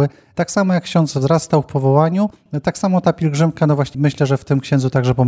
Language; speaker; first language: Polish; native; Polish